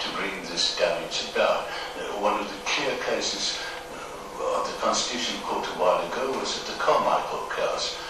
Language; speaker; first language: English; non-native, local second language; Afrikaans